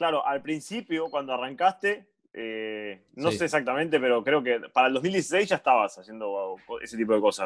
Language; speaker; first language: Spanish; native; Spanish